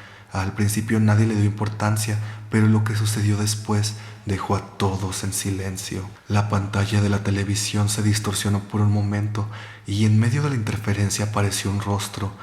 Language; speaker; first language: Spanish; native; Spanish